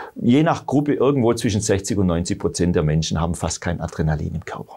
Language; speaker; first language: German; native; German